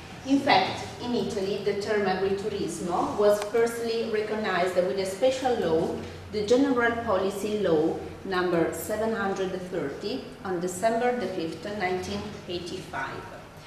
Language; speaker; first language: English; non-native, fluent; Italian